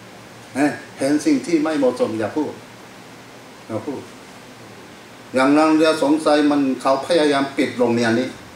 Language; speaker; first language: Thai; non-native, fluent; Korean